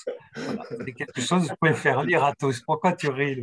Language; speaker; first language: French; native; French